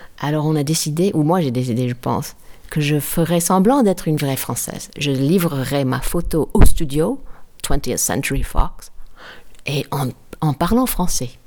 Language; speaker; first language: French; non-native, fluent; English